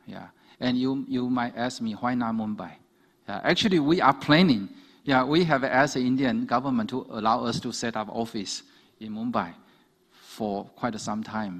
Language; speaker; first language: English; non-native, fluent; Chinese